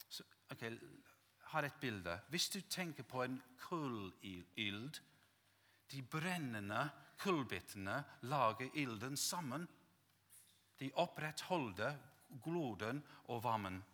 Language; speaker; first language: Norwegian; non-native, fluent; English